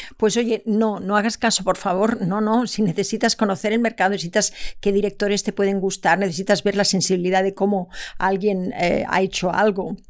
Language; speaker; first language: Spanish; native; Spanish